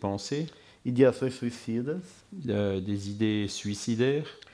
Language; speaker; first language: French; non-native, learner; Portuguese